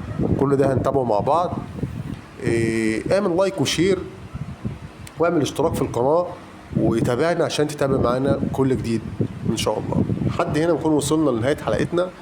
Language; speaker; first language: Arabic; native; Arabic